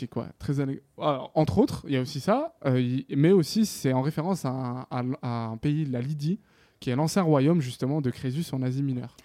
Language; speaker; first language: French; native; French